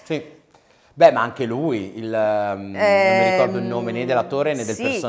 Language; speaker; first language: Italian; native; Italian